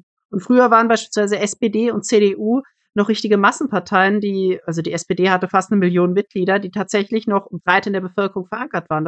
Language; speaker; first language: German; native; German